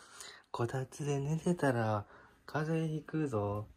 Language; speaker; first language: Japanese; native; Japanese